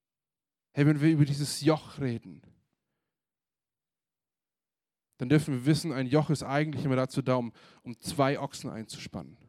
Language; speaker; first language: German; native; German